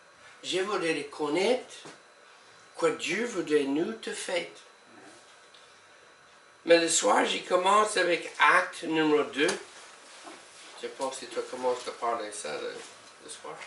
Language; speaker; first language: French; non-native, learner; English